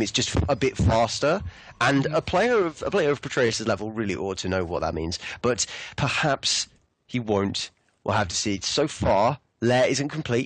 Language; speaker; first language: English; native; English